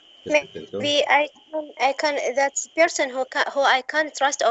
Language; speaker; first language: English; non-native, learner; Arabic